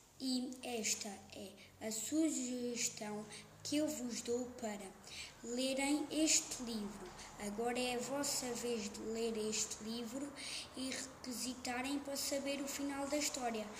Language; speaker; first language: Portuguese; native; Portuguese